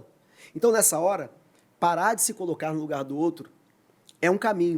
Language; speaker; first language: Portuguese; native; Portuguese